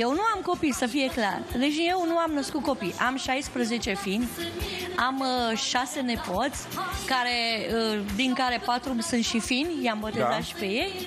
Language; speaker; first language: Romanian; native; Romanian